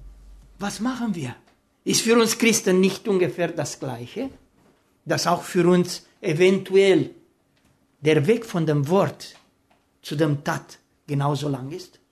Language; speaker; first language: German; non-native, fluent; Romanian